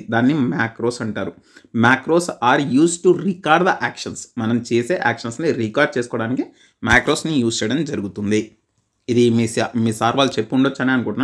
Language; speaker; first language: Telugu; native; Telugu